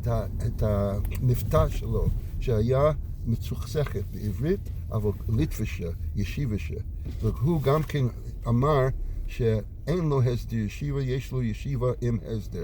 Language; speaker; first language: Hebrew; non-native, fluent; English